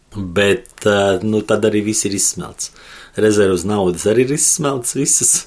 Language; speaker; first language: Latvian; native; Latvian